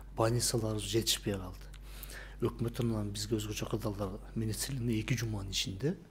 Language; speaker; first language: Kyrgyz; native; Kyrgyz